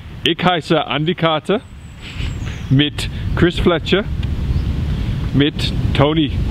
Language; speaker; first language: German; non-native, learner; English